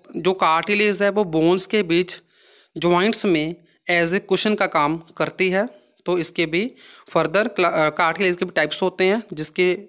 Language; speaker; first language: Hindi; non-native, local second language; Punjabi